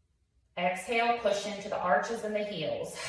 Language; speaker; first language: English; native; English